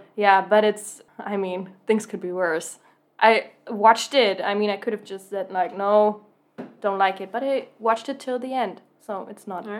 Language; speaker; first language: English; non-native, fluent; German